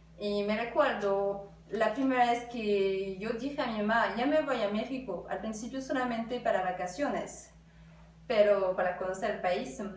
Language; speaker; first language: Spanish; non-native, fluent; French